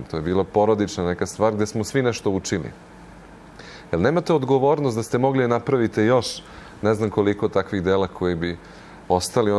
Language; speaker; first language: Croatian; native; Croatian